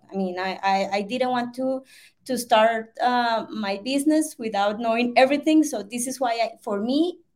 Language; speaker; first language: English; non-native, fluent; Spanish